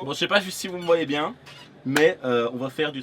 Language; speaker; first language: French; native; French